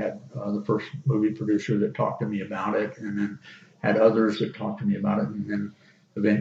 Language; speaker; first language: English; native; English